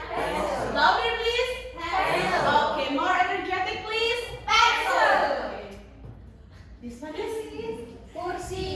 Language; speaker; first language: English; non-native, learner; Indonesian